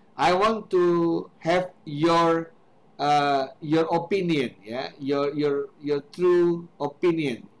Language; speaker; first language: English; non-native, fluent; Indonesian